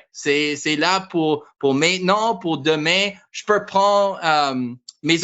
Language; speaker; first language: French; non-native, learner; English